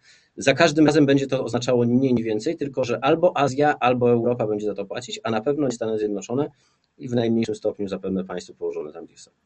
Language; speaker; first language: Polish; native; Polish